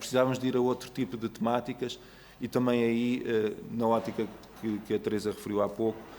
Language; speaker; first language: Portuguese; native; Portuguese